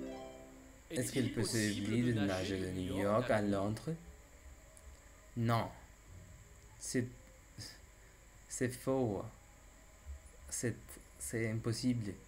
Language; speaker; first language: French; non-native, learner; English